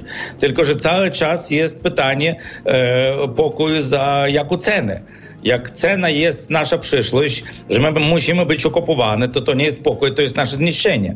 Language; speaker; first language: Polish; non-native, fluent; Ukrainian